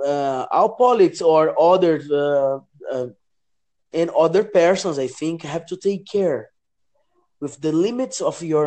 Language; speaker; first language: English; non-native, learner; Portuguese